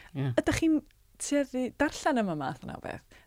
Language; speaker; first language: Welsh; native; Welsh